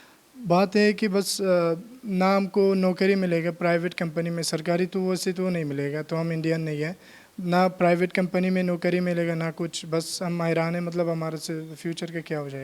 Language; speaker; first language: Hindi; non-native, learner; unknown